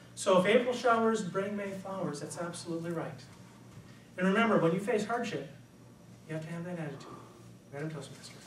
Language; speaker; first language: English; native; English